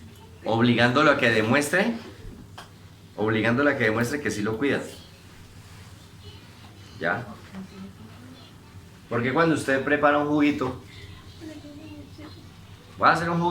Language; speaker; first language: Spanish; native; Spanish